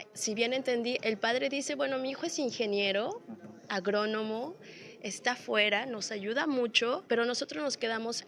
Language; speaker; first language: Spanish; native; Spanish